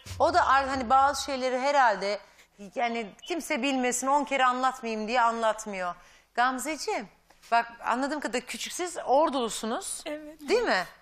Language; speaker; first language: Turkish; native; Turkish